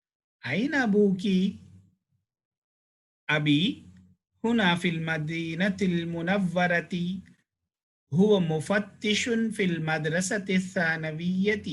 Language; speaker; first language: Arabic; non-native, fluent; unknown